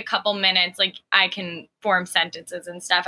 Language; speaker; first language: English; early bilingual, other home language; Arabic